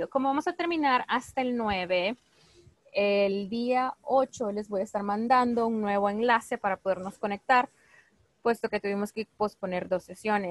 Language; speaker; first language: Spanish; native; Spanish